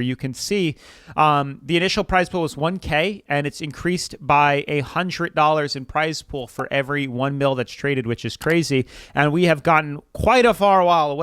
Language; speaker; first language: English; native; English